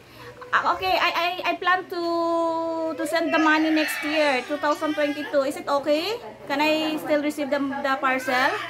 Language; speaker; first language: English; non-native, local second language; Filipino